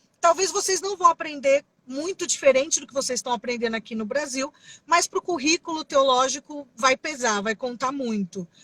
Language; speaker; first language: Portuguese; native; Portuguese